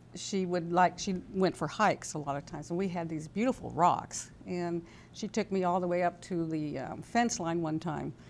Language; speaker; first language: English; native; English